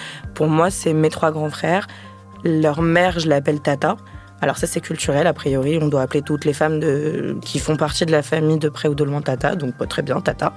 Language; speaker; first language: French; native; French